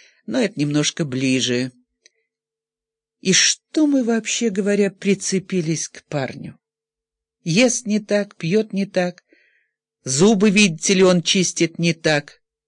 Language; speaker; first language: Russian; native; Russian